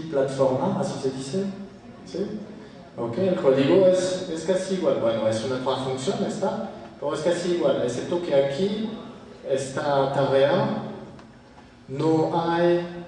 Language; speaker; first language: Spanish; non-native, fluent; French